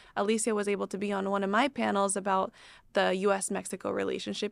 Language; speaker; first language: English; non-native, fluent; Spanish